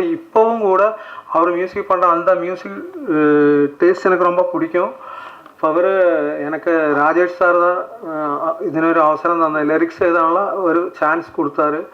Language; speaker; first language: Tamil; non-native, learner; Malayalam